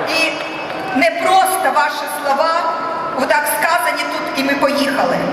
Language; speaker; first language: Ukrainian; non-native, local second language; Russian